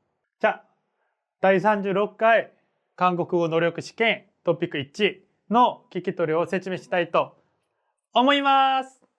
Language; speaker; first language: Japanese; non-native, fluent; Korean